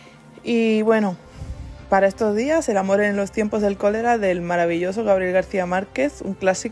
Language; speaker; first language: Spanish; native; Spanish